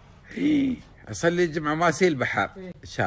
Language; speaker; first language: Arabic; native; Arabic